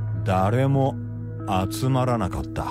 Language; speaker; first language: Japanese; native; Japanese